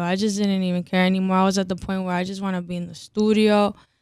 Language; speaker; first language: English; early bilingual, other home language; Spanish